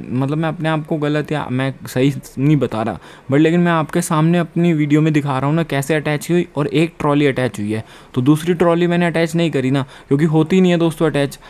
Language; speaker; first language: Hindi; non-native, local second language; Punjabi